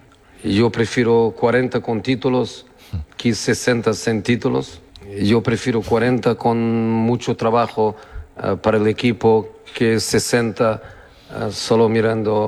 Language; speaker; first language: Spanish; non-native, fluent; Portuguese